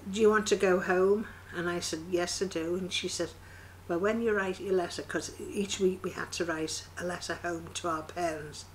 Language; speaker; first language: English; native; English